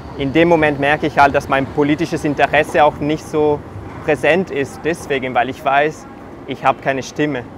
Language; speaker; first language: German; non-native, fluent; Italian